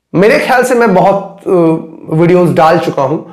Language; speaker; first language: Hindi; non-native, local second language; Bangla